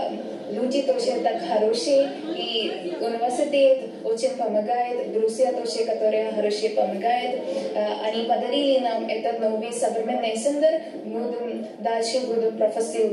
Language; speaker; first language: Russian; non-native, learner; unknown